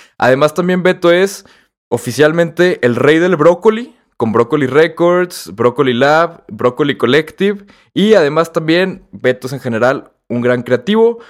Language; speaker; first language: Spanish; native; Spanish